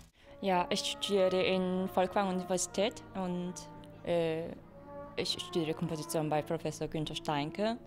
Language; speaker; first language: German; non-native, learner; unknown